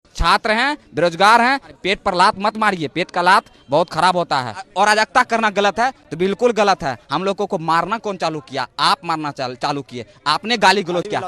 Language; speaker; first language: Hindi; native; Hindi